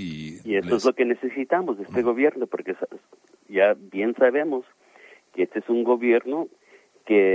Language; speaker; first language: Spanish; early bilingual, heritage; Spanish